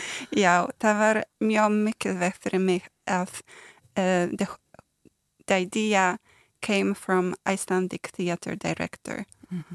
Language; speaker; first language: Icelandic; non-native, learner; Polish